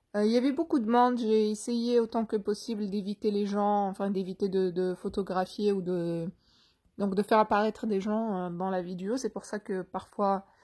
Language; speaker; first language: French; non-native, local second language; Arabic